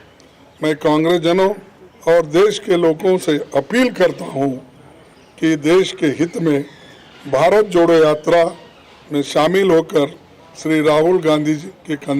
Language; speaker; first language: Hindi; non-native, local second language; Kannada